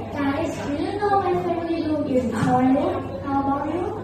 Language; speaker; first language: English; non-native, learner; Thai